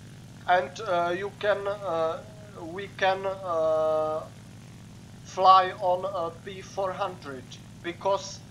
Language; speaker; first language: English; non-native, learner; Czech